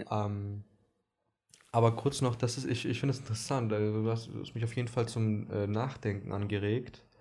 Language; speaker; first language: German; early bilingual, other home language; Greek